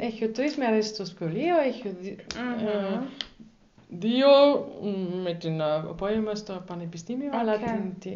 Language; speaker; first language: Greek; non-native, learner; German